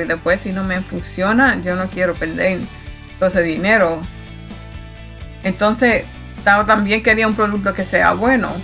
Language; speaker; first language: Spanish; early bilingual, heritage; Spanish